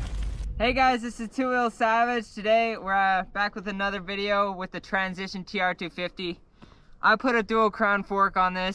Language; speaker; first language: English; native; English